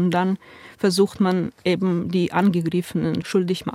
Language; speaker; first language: German; non-native, fluent; Ukrainian